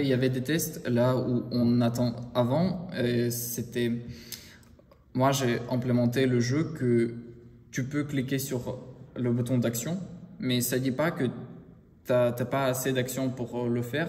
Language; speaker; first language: French; non-native, learner; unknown